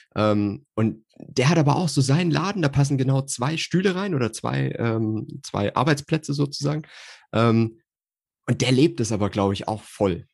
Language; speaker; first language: German; native; German